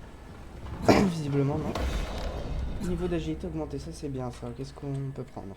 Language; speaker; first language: French; native; French